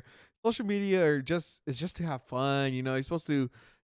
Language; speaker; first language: English; native; English